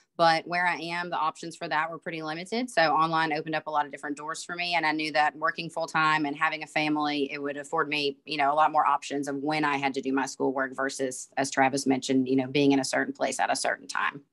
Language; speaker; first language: English; native; English